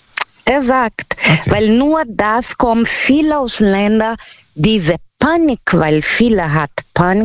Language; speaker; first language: German; non-native, learner; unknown